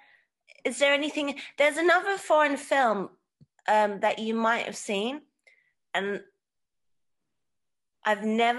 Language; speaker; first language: English; native; English